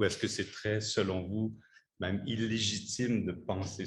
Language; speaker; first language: French; native; French